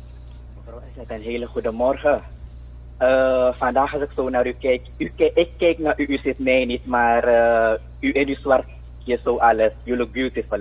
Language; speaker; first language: Dutch; native; Dutch